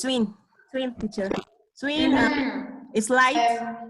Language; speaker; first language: English; non-native, learner; Spanish